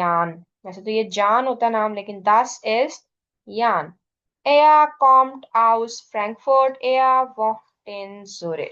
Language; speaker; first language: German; non-native, learner; Urdu